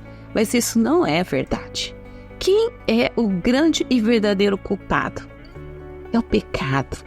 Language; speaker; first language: Portuguese; native; Portuguese